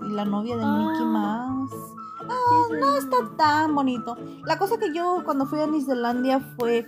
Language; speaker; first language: Spanish; native; Spanish